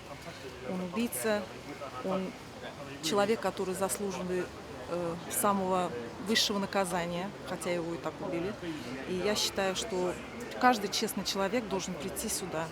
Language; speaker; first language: Russian; native; Russian